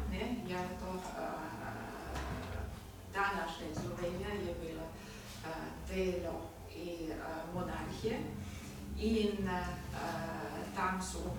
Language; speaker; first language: Slovenian; non-native, learner; German